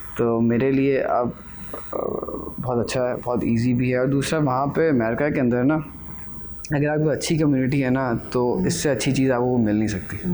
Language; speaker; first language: Urdu; native; Urdu